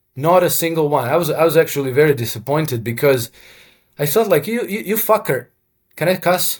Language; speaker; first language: English; non-native, fluent; Croatian